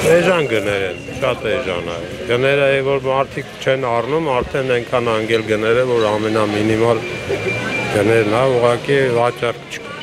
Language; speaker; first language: Armenian; native; Armenian